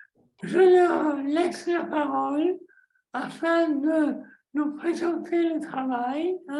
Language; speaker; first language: French; non-native, fluent; Greek